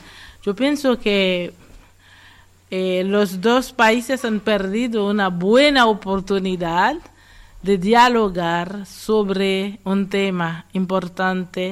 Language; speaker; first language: Spanish; non-native, fluent; Haitian Creole